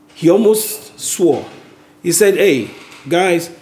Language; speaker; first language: English; non-native, local second language; Yoruba